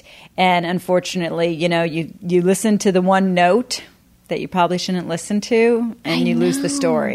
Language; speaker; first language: English; native; English